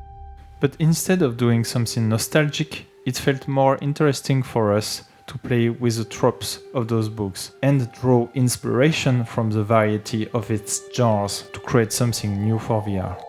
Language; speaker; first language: English; non-native, fluent; French